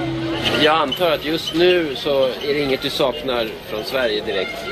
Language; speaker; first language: Swedish; native; Swedish